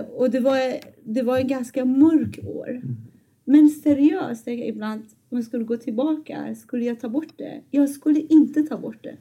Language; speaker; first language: Swedish; non-native, fluent; Persian